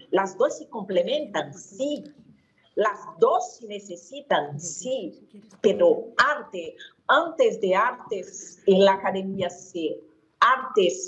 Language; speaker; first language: Spanish; non-native, fluent; Portuguese